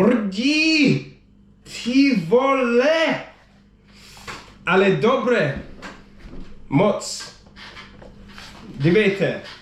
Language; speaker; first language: Czech; non-native, learner; English